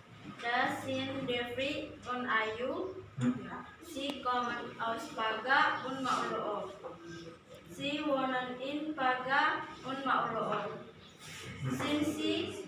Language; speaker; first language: German; non-native, learner; Indonesian